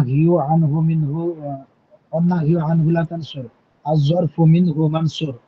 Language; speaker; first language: Arabic; non-native, learner; Bangla